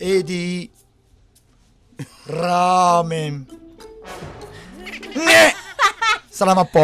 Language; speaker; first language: Filipino; non-native, learner; Japanese